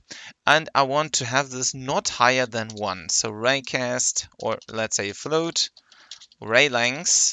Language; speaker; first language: English; non-native, fluent; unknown